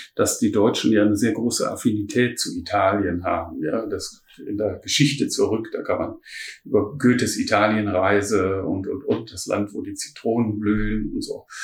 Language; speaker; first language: German; native; German